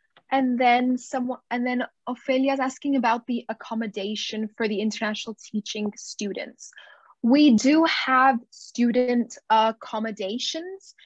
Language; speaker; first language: English; non-native, fluent; Spanish